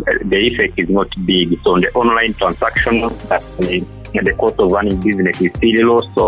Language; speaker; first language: English; non-native, local second language; Kinyarwanda